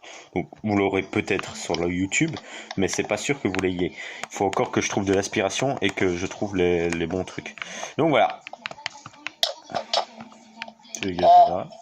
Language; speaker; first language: French; native; French